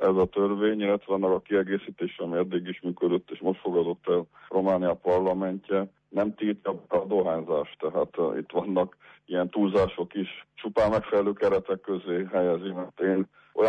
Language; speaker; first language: Hungarian; native; Hungarian